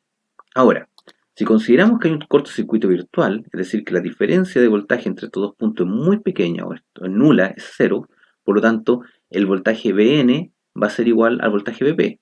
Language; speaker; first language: Spanish; native; Spanish